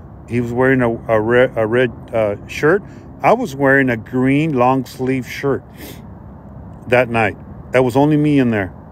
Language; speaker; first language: English; native; English